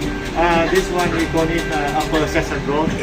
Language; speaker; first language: English; non-native, learner; Vietnamese